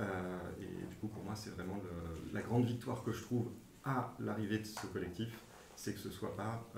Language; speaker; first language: French; native; French